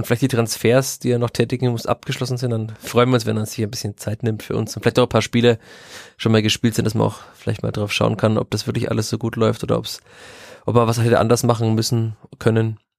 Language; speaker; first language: German; native; German